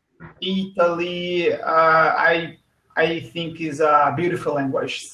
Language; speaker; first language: English; non-native, learner; Portuguese